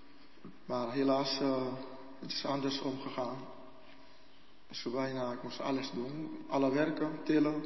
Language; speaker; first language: Dutch; non-native, learner; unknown